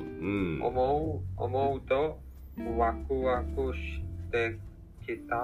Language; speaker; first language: Japanese; non-native, learner; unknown